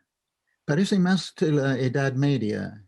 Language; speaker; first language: Spanish; non-native, fluent; English